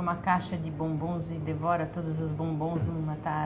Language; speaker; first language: Portuguese; native; Portuguese